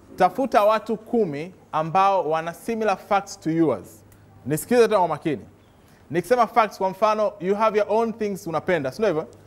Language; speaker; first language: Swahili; native; Swahili